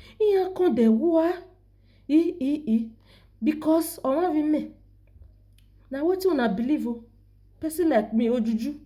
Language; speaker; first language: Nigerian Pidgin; non-native, local second language; Yoruba